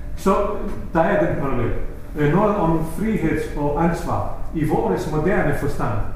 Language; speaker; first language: Danish; non-native, fluent; Bosnian